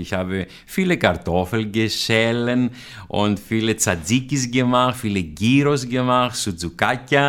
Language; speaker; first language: German; non-native, fluent; Greek